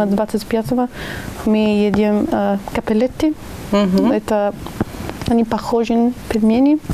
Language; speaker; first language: Russian; non-native, learner; Italian